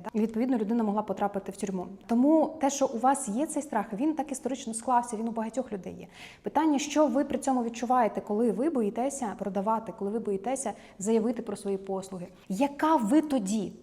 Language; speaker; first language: Ukrainian; native; Ukrainian